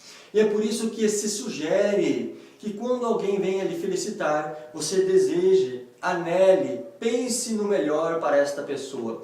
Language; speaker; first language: Portuguese; native; Portuguese